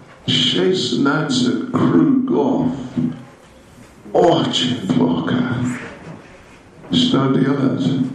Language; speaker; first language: Russian; non-native, learner; English